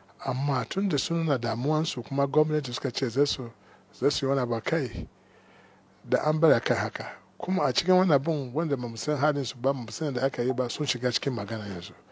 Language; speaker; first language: Hausa; non-native, local second language; Igbo